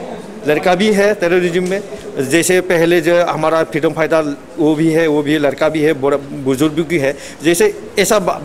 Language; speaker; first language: Hindi; non-native, local second language; Assamese